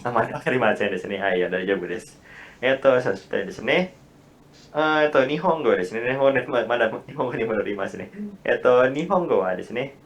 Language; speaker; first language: Japanese; non-native, fluent; Indonesian